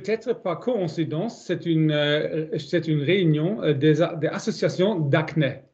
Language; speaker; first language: French; non-native, learner; German